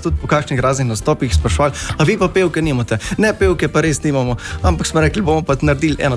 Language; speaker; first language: Slovenian; native; Slovenian